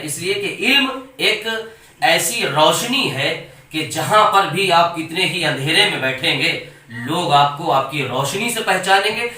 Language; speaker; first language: Urdu; native; Urdu